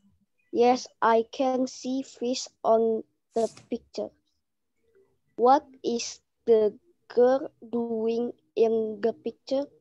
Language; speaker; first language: English; non-native, learner; Indonesian